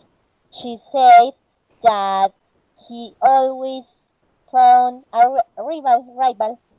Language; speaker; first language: English; non-native, learner; Spanish